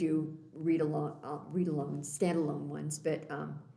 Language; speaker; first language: English; native; English